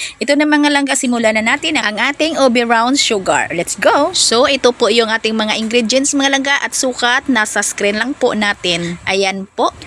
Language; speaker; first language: Filipino; non-native, local second language; Cebuano